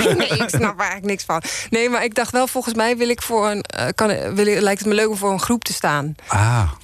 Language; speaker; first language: Dutch; native; Dutch